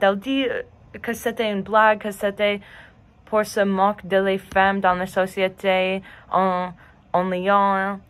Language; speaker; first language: French; non-native, learner; English